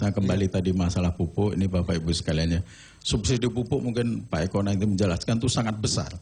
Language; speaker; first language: Indonesian; non-native, local second language; Javanese